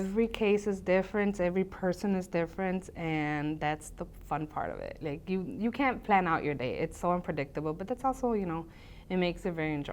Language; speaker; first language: English; early bilingual, other home language; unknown